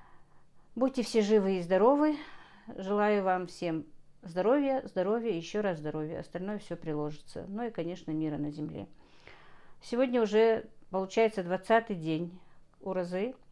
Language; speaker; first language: Russian; non-native, local second language; Chechen